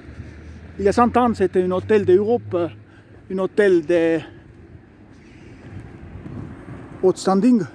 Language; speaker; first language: French; non-native, learner; Estonian